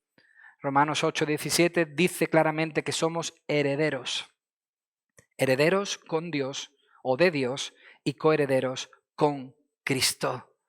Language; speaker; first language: Spanish; native; Spanish